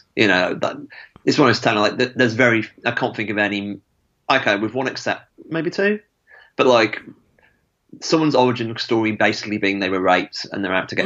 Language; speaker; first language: English; native; English